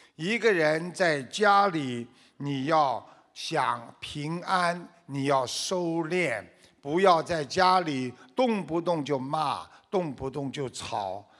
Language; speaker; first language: Chinese; native; Chinese